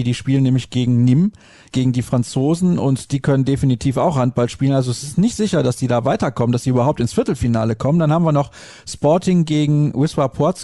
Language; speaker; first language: German; native; German